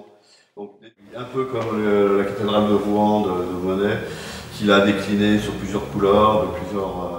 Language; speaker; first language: French; native; French